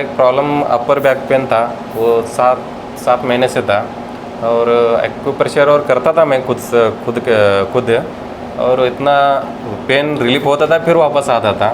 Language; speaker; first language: Hindi; non-native, local second language; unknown